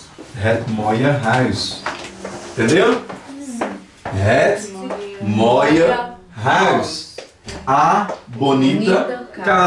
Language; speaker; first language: Dutch; non-native, learner; Portuguese